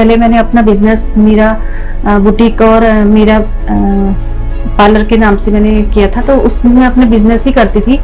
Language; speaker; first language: Hindi; native; Hindi